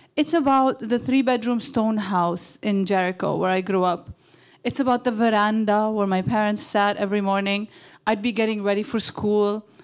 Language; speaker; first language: English; early bilingual, other home language; Arabic